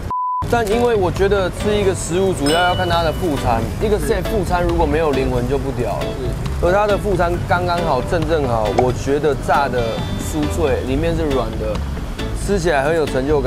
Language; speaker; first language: Chinese; native; Chinese